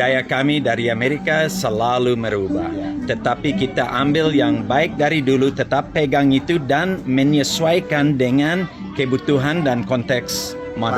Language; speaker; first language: Indonesian; non-native, fluent; English